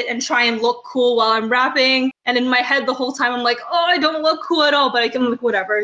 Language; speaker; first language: English; native; English